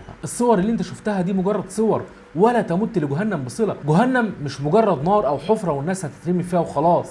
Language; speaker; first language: Arabic; native; Arabic